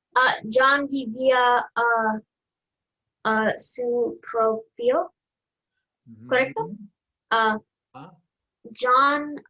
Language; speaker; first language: Spanish; non-native, learner; English